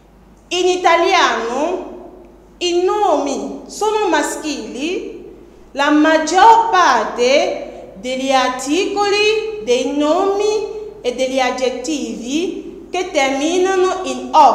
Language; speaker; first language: Italian; non-native, fluent; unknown